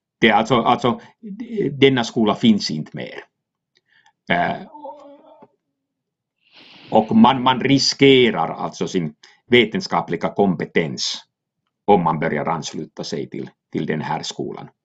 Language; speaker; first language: Swedish; non-native, local second language; Finnish